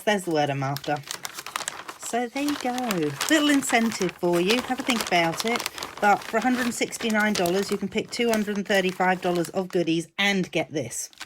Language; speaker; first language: English; native; English